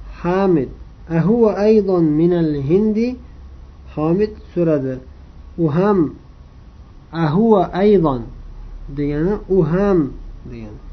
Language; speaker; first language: Arabic; non-native, fluent; Uzbek